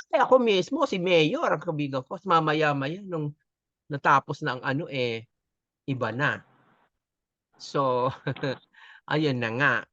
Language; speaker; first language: Filipino; native; Filipino